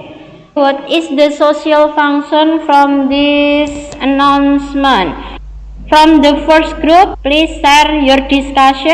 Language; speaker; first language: English; non-native, learner; Indonesian